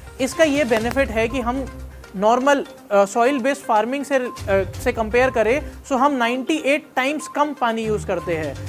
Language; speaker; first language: Hindi; native; Hindi